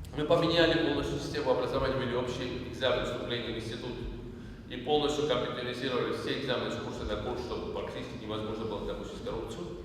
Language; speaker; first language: Russian; non-native, local second language; Georgian